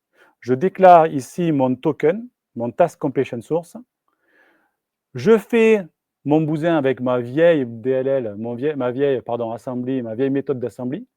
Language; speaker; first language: French; native; French